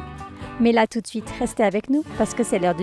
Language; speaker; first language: French; native; French